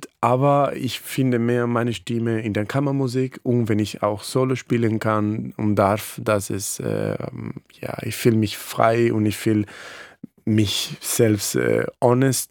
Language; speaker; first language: German; non-native, fluent; Spanish